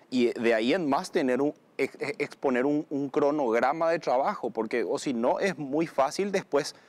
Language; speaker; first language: Spanish; native; Spanish